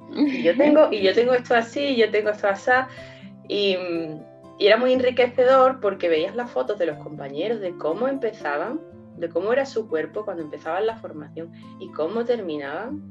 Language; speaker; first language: Spanish; native; Spanish